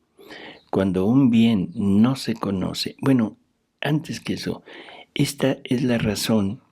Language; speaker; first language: Spanish; native; Spanish